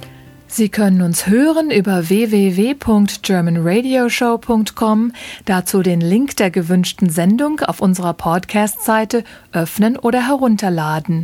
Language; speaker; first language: German; native; German